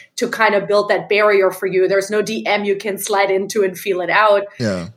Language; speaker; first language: English; non-native, fluent; German